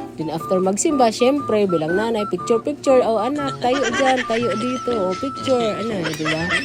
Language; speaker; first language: Filipino; non-native, local second language; Cebuano